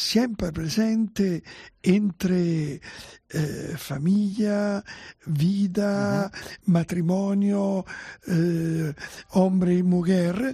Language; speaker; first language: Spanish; non-native, fluent; Italian